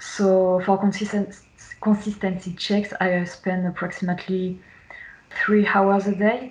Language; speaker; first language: English; non-native, fluent; French